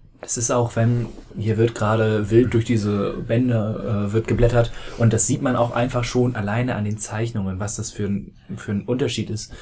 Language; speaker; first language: German; native; German